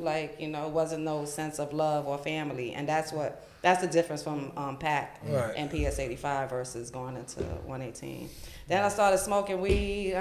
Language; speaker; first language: English; native; English